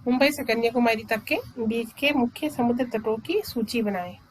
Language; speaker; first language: Hindi; non-native, local second language; Malayalam